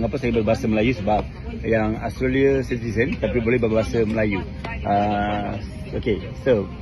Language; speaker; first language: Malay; non-native, learner; English